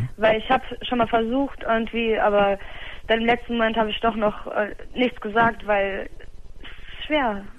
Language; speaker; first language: German; native; German